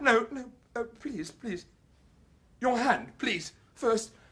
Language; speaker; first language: English; native; English